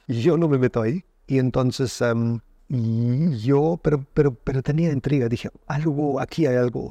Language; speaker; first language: Spanish; non-native, fluent; German